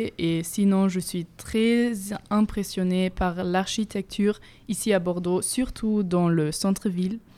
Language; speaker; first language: French; non-native, fluent; German